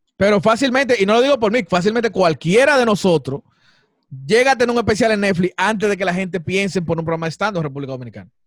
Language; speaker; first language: Spanish; native; Spanish